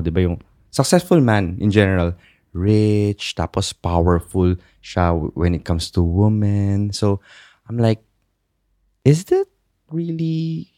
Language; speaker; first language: English; non-native, local second language; Filipino